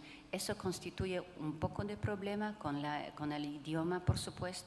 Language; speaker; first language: Spanish; non-native, fluent; Polish